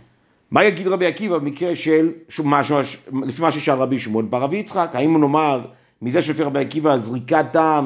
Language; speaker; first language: Hebrew; native; Hebrew